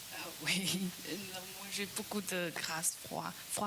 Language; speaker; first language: French; non-native, learner; Chinese